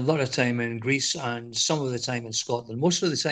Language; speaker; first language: English; native; English